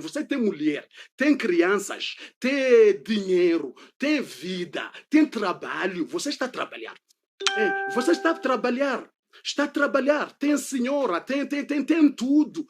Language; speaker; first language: Portuguese; non-native, learner; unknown